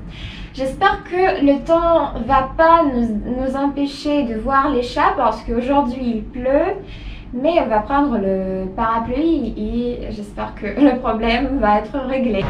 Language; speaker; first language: French; non-native, fluent; Russian